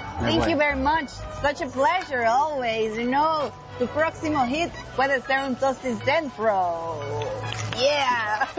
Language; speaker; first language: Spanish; native; Spanish